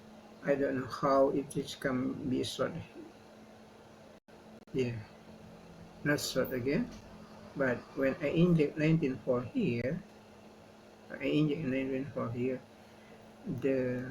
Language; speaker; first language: English; non-native, learner; Indonesian